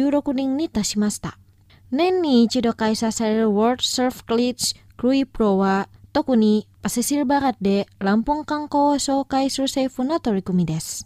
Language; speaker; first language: Japanese; non-native, fluent; Indonesian